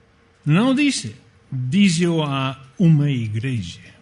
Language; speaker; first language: Portuguese; non-native, fluent; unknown